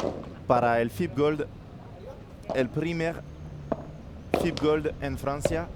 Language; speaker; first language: Spanish; non-native, learner; French